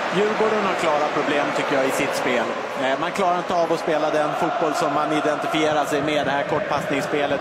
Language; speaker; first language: Swedish; native; Swedish